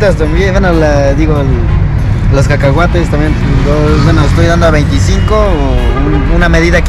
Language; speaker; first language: Spanish; native; Spanish